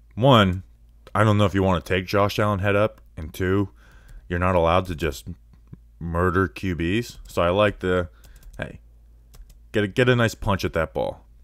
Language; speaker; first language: English; native; English